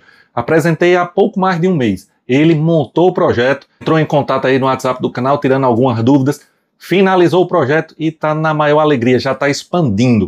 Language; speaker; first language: Portuguese; native; Portuguese